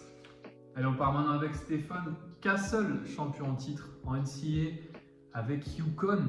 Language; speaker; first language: French; native; French